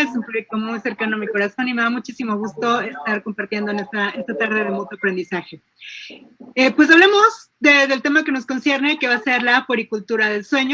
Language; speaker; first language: Spanish; native; Spanish